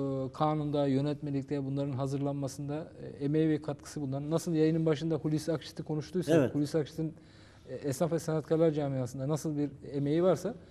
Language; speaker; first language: Turkish; native; Turkish